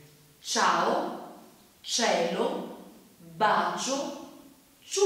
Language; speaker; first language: Italian; native; Italian